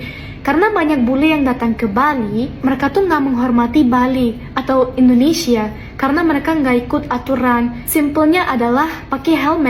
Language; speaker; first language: Indonesian; non-native, fluent; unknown